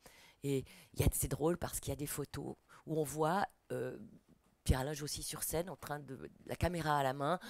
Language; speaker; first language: French; native; French